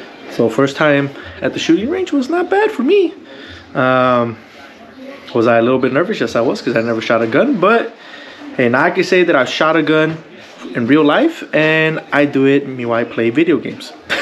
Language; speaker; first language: English; early bilingual, other home language; Spanish